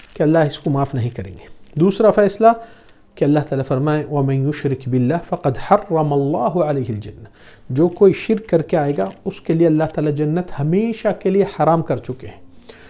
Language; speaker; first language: Urdu; non-native, fluent; Arabic